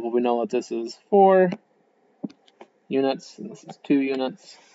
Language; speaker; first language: English; native; English